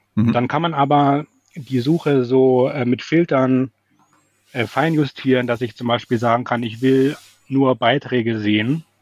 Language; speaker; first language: German; native; German